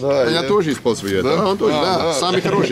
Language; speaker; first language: Russian; non-native, learner; English